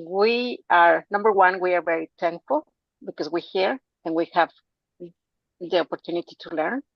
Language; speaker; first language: English; non-native, fluent; Spanish